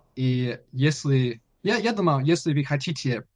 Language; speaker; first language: Russian; non-native, learner; English